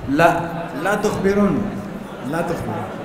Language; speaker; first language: Arabic; non-native, fluent; Urdu